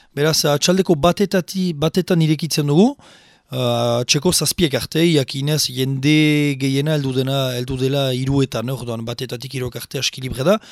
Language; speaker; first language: Basque; native; Basque